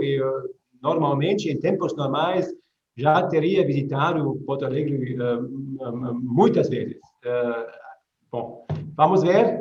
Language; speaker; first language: Portuguese; non-native, learner; German